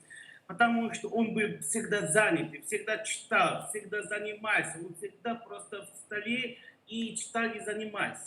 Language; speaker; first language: Russian; non-native, learner; Korean